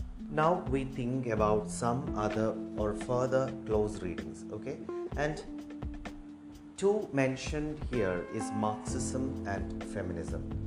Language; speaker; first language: English; non-native, local second language; Malayalam